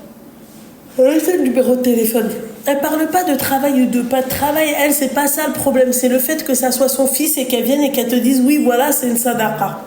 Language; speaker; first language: French; native; French